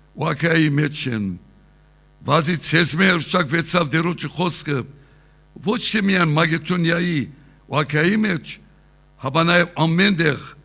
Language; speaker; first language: Armenian; early bilingual, heritage; Armenian